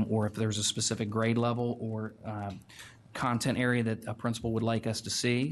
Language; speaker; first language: English; native; English